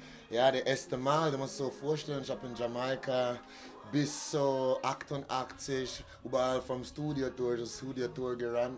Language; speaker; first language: German; non-native, fluent; English